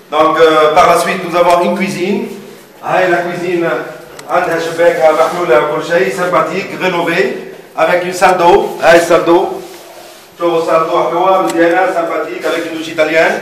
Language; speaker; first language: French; non-native, local second language; Arabic